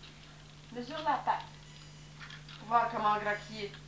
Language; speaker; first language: French; native; French